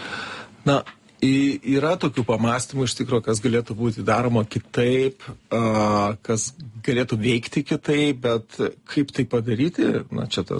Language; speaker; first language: Lithuanian; native; Lithuanian